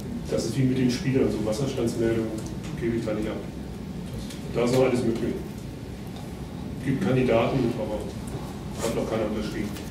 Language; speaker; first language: German; native; German